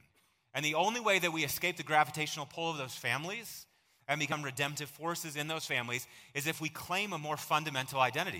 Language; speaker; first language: English; native; English